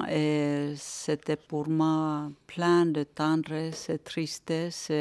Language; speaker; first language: French; non-native, fluent; Finnish